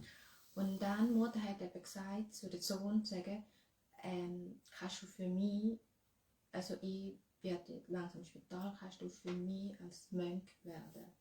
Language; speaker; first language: German; non-native, learner; Thai